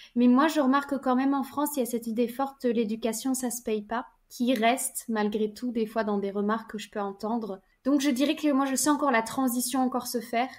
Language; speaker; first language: French; native; French